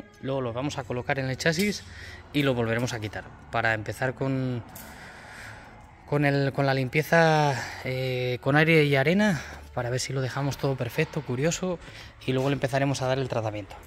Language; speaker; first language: Spanish; native; Spanish